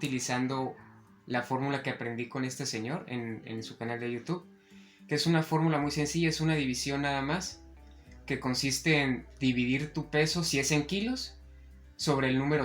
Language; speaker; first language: Spanish; native; Spanish